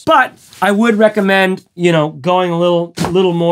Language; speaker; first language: English; native; English